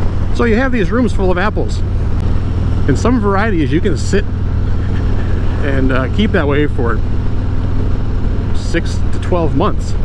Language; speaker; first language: English; native; English